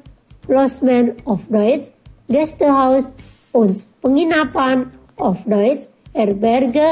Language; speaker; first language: German; non-native, fluent; Indonesian